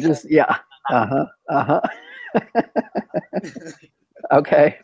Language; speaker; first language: English; native; English